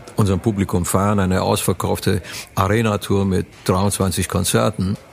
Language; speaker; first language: German; early bilingual, other home language; Romanian